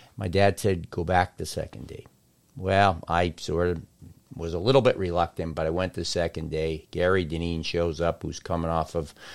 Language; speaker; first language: English; native; English